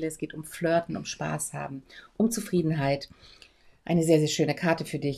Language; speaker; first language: German; native; German